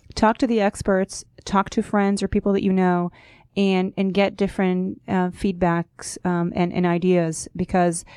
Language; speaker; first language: English; non-native, fluent; Hebrew